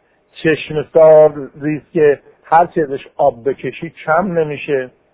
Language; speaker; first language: Persian; native; Persian